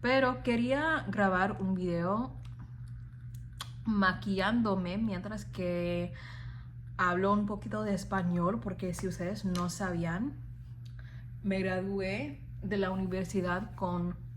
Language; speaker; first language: Spanish; non-native, fluent; English